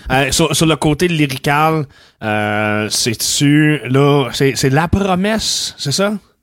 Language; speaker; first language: French; native; French